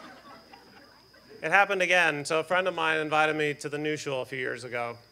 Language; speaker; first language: English; native; English